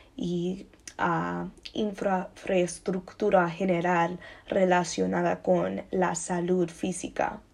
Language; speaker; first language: Spanish; non-native, learner; English